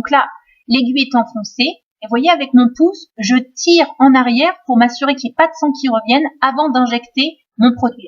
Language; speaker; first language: French; native; French